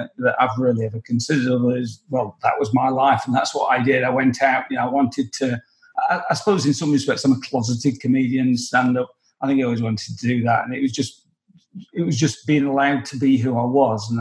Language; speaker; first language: English; native; English